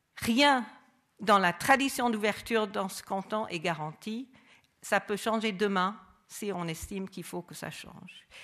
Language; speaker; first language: French; non-native, fluent; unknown